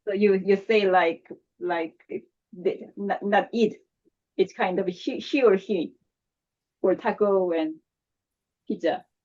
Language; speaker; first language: English; non-native, learner; Korean